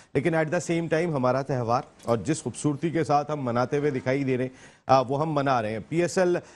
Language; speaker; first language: Urdu; native; Urdu